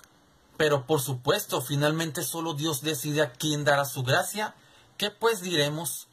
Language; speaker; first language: Spanish; native; Spanish